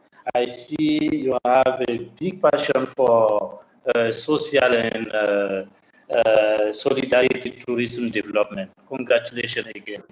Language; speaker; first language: English; non-native, learner; French